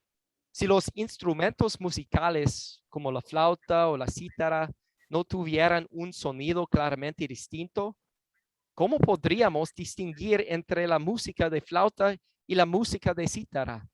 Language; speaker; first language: Spanish; non-native, fluent; English